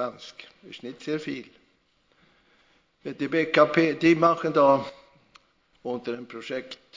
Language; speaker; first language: German; non-native, fluent; Swedish